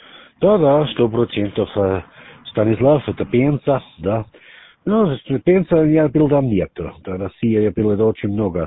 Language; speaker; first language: Russian; non-native, learner; German